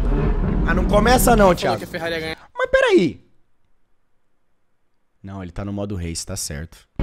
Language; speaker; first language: Portuguese; native; Portuguese